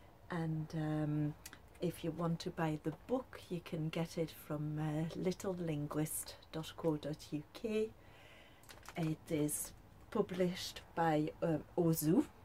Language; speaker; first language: English; non-native, fluent; French